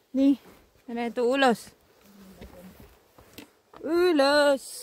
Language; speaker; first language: Finnish; non-native, learner; Filipino